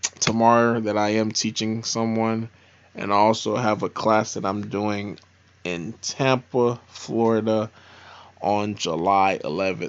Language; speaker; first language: English; native; English